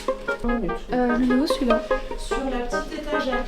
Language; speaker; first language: French; native; French